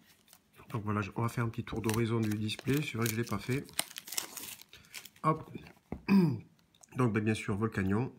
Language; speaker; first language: French; native; French